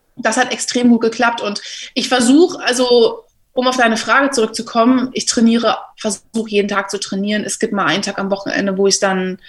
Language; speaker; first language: German; native; German